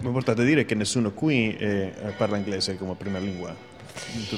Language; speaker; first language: Italian; non-native, fluent; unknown